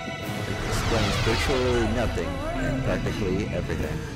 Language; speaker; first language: English; native; English